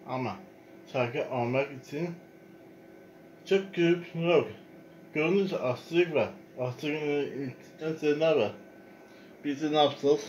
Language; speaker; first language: Turkish; non-native, learner; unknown